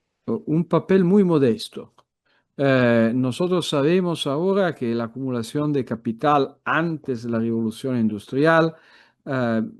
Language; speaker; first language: Spanish; non-native, fluent; Italian